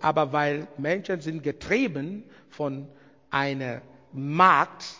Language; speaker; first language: German; non-native, learner; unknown